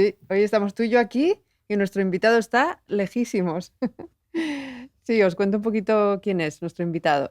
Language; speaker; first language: Spanish; native; Spanish